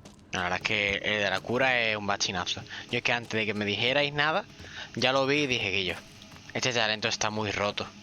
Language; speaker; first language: Spanish; native; Spanish